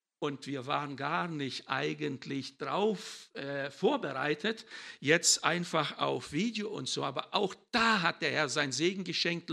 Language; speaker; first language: German; early bilingual, heritage; German